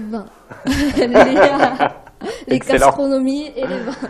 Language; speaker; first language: French; non-native, learner; Chinese